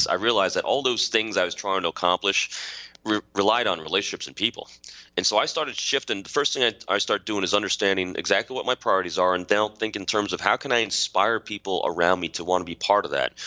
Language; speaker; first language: English; native; English